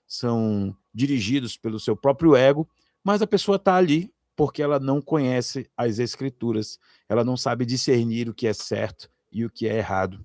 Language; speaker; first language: Portuguese; native; Portuguese